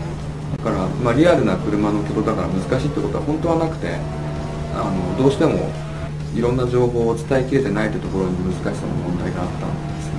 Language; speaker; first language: Japanese; native; Japanese